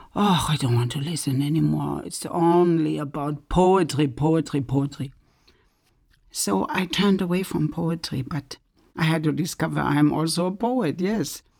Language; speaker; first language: English; non-native, fluent; German